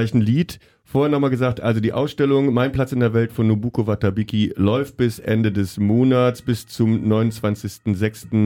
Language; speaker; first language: German; native; German